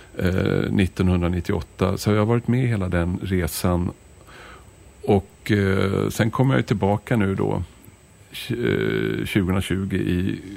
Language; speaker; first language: Swedish; native; Swedish